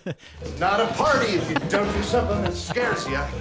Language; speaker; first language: English; native; English